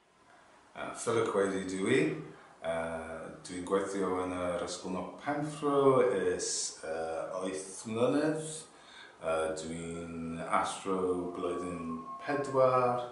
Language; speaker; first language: Welsh; non-native, learner; English